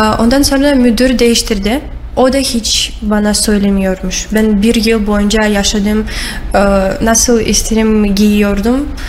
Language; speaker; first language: Turkish; non-native, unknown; Russian